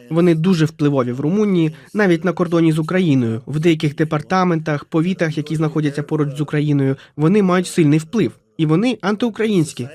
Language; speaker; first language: Ukrainian; non-native, fluent; Romanian